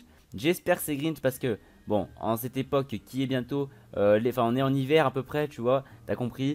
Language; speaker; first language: French; native; French